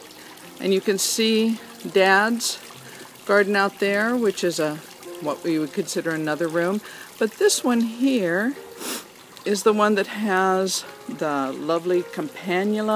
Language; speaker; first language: English; native; English